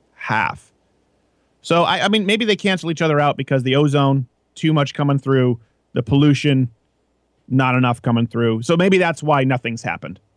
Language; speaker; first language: English; native; English